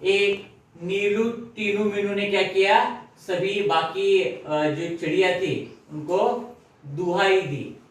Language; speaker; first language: Hindi; non-native, local second language; Marathi